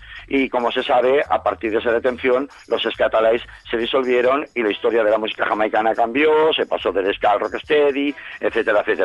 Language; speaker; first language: Spanish; native; Spanish